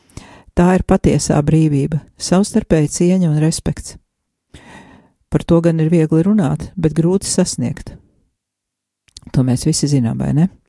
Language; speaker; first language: Latvian; native; Latvian